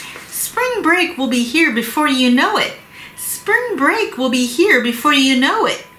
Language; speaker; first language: English; non-native, fluent; Japanese